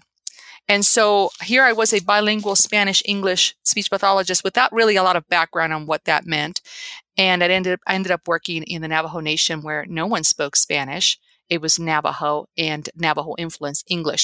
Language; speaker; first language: English; early bilingual, other home language; Spanish